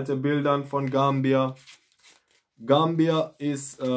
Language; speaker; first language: German; non-native, fluent; Mandingo